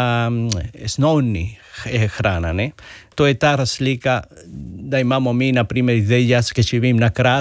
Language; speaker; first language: Slovenian; non-native, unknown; Spanish